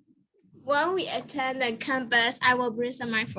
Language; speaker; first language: English; non-native, learner; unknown